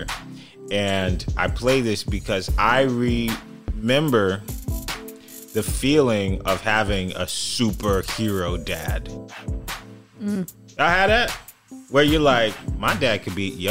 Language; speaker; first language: English; native; English